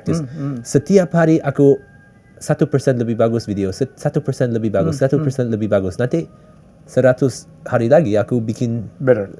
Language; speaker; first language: Indonesian; early bilingual, heritage; English